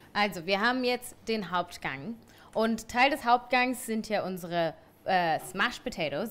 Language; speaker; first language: German; native; German